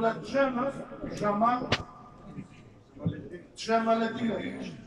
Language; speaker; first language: Russian; non-native, learner; Tajik